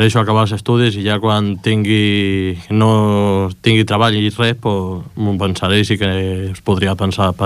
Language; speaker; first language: Catalan; non-native, local second language; Spanish